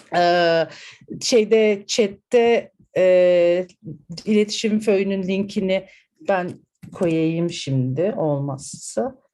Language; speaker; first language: Turkish; native; Turkish